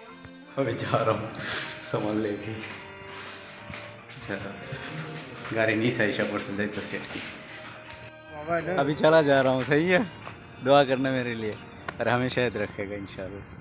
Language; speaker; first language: Hindi; non-native, fluent; Bangla